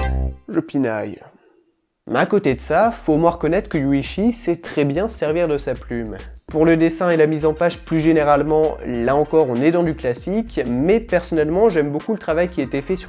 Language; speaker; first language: French; native; French